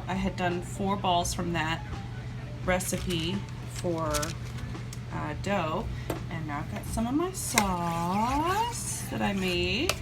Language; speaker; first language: English; native; English